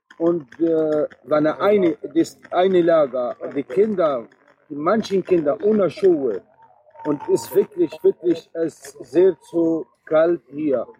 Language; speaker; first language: German; non-native, learner; Arabic